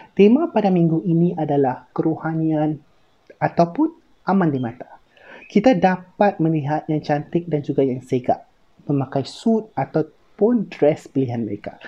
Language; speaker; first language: Malay; native; Malay